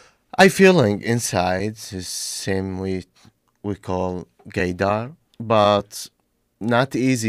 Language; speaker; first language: English; non-native, learner; Arabic